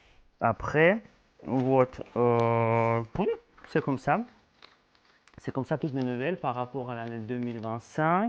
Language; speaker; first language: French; non-native, fluent; Russian